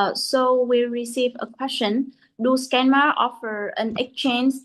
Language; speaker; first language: English; non-native, fluent; Vietnamese